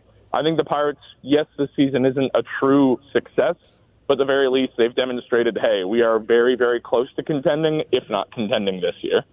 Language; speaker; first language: English; native; English